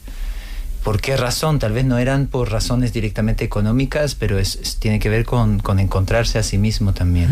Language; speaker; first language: Spanish; non-native, fluent; French